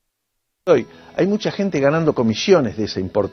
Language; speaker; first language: Spanish; native; Spanish